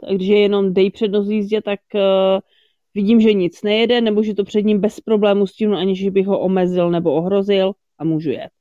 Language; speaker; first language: Czech; native; Czech